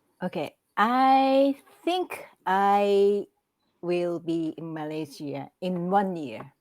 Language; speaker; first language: English; non-native, learner; Japanese